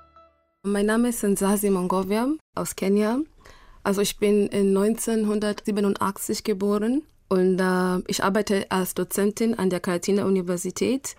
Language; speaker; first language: German; non-native, fluent; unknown